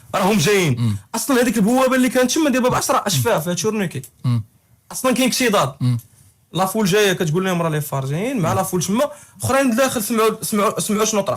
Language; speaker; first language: Arabic; native; Arabic